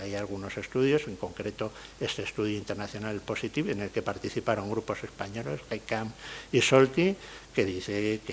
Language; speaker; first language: Spanish; native; Spanish